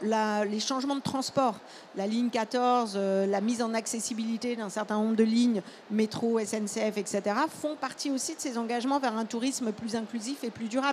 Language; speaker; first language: French; native; French